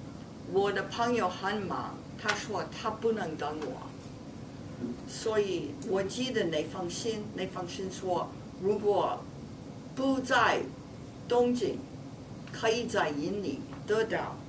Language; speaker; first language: Chinese; non-native, fluent; English